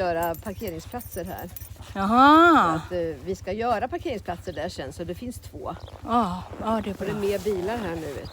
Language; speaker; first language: Swedish; native; Swedish